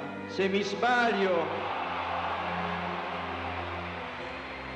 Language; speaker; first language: Italian; non-native, fluent; Polish